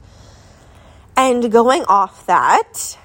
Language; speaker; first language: English; native; English